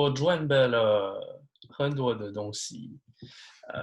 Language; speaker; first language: Chinese; non-native, learner; French